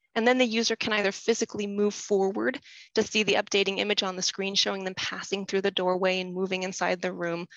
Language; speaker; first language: English; native; English